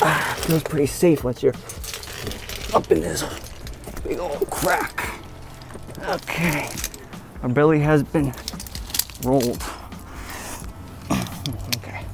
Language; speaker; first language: English; native; English